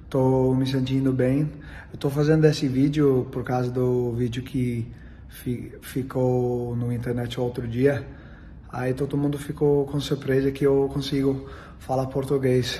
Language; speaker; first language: Portuguese; non-native, learner; English